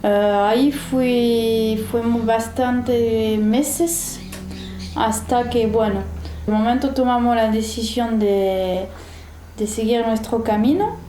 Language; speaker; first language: Spanish; non-native, fluent; French